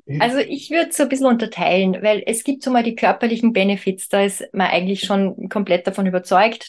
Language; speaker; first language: German; native; German